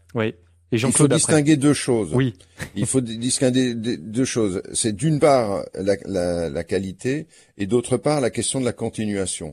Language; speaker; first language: French; native; French